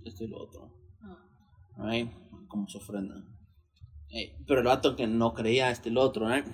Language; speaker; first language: Spanish; early bilingual, heritage; Spanish